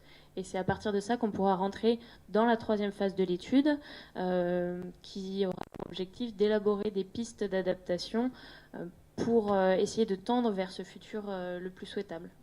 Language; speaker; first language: French; native; French